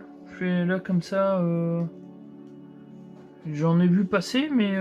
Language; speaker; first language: French; native; French